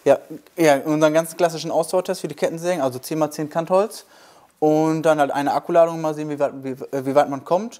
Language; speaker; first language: German; native; German